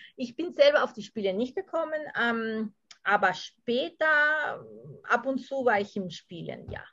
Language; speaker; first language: German; non-native, fluent; Spanish